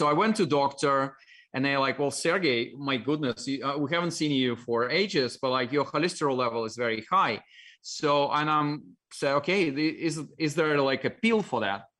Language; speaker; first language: English; non-native, fluent; Russian